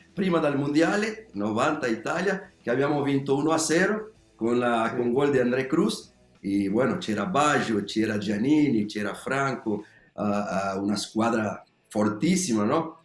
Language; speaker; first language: Italian; non-native, learner; Spanish